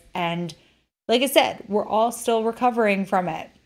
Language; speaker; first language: English; native; English